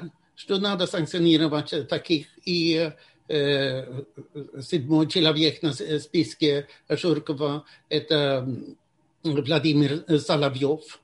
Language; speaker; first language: Russian; non-native, fluent; Swedish